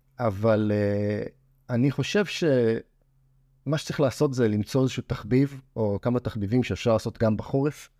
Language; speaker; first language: Hebrew; native; Hebrew